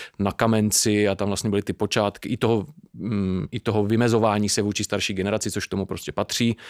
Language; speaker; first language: Czech; native; Czech